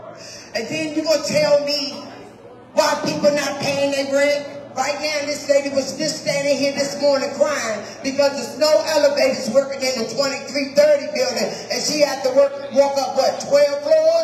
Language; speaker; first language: English; native; English